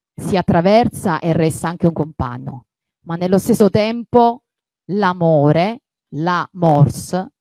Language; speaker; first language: Italian; native; Italian